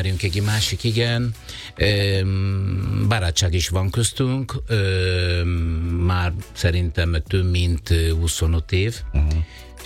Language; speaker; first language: Hungarian; non-native, learner; Italian